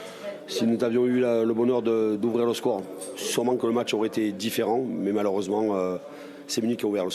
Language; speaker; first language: French; native; French